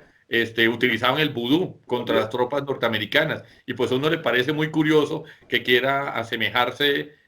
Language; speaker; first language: Spanish; native; Spanish